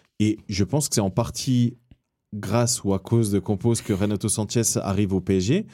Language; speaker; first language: French; early bilingual, other home language; Portuguese